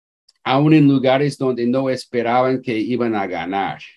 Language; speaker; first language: Spanish; non-native, fluent; English